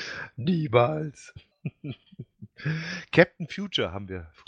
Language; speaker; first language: German; native; German